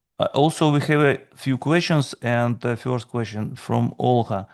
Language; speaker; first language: English; non-native, fluent; Russian